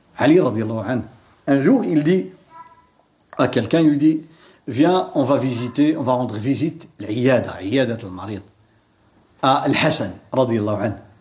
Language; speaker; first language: French; non-native, local second language; Arabic